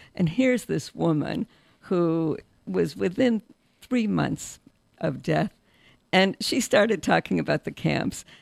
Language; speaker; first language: English; early bilingual, other home language; Russian